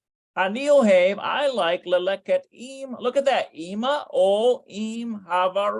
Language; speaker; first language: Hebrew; non-native, learner; English